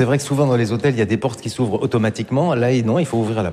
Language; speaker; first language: French; native; French